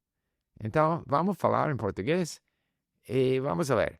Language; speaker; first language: Portuguese; non-native, learner; English